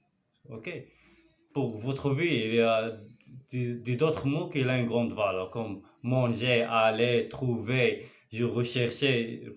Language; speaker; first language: French; non-native, learner; Arabic